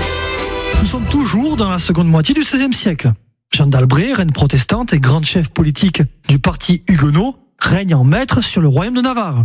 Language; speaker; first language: French; native; French